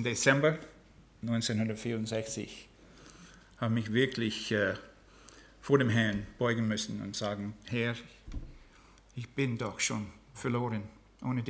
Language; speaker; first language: German; non-native, fluent; English